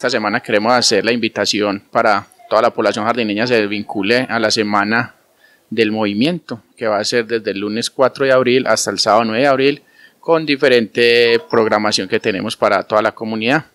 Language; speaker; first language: Spanish; native; Spanish